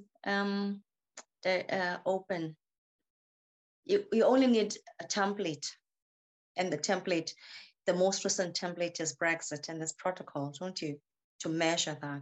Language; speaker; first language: English; native; English